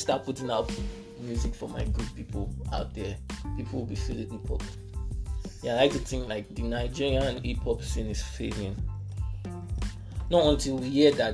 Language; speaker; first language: English; non-native, local second language; Yoruba